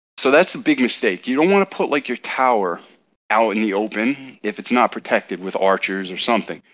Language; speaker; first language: English; native; English